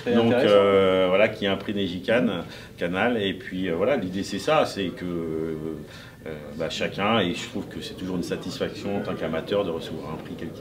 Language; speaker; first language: French; native; French